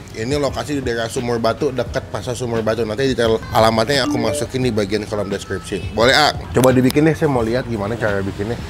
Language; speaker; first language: Indonesian; native; Indonesian